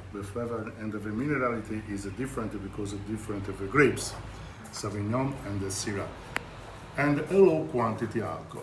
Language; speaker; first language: English; non-native, learner; Italian